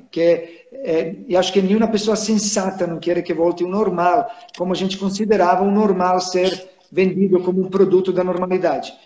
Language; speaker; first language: Portuguese; non-native, fluent; Serbian